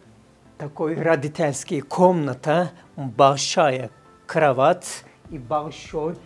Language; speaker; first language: Russian; non-native, fluent; Turkish